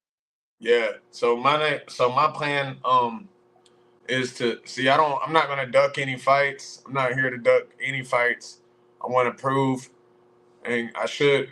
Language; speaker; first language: English; native; English